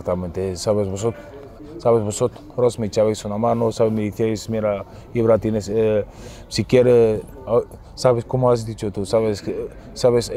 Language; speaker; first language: Spanish; non-native, fluent; Arabic